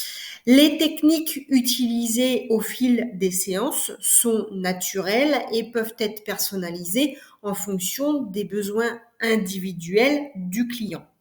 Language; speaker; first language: French; native; French